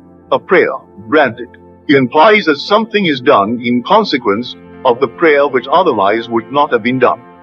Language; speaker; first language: English; native; English